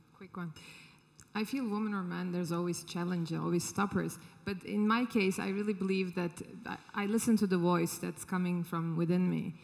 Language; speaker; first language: English; non-native, fluent; Turkish